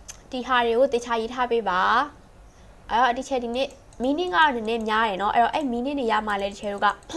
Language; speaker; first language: English; non-native, fluent; Burmese